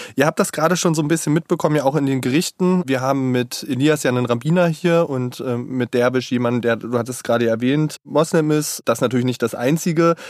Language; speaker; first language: German; native; German